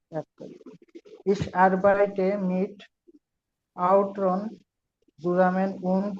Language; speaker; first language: German; non-native, learner; Bangla